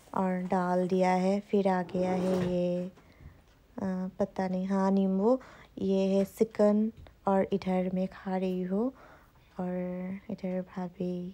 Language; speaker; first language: Hindi; non-native, local second language; Assamese